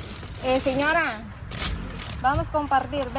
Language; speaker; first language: Spanish; non-native, learner; Filipino